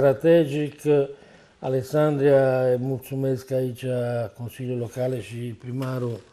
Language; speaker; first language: Romanian; non-native, learner; Italian